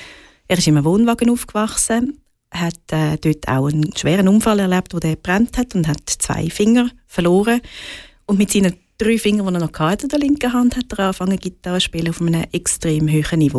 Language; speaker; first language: German; native; German